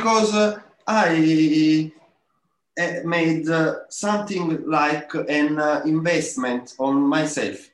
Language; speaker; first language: English; non-native, learner; Italian